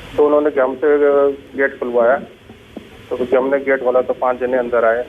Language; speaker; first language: Hindi; native; Hindi